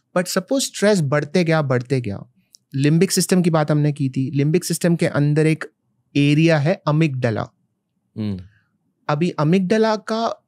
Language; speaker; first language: Hindi; non-native, local second language; Malayalam